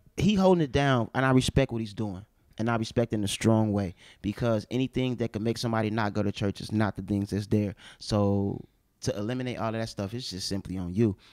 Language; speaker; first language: English; native; English